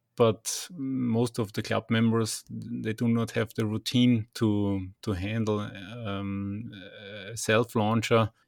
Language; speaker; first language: English; non-native, fluent; German